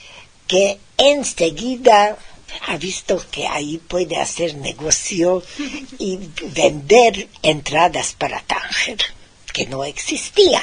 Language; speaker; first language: Spanish; non-native, fluent; Hungarian